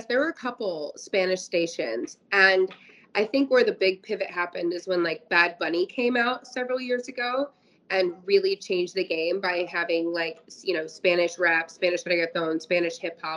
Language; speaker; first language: English; native; English